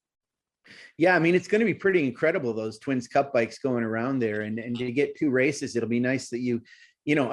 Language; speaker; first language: English; native; English